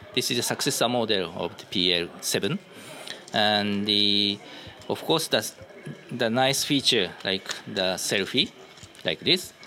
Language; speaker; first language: English; non-native, learner; Japanese